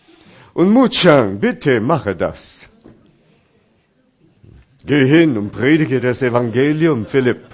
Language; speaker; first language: German; non-native, fluent; Chinese